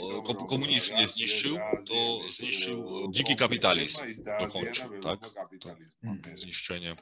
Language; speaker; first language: Polish; non-native, fluent; Georgian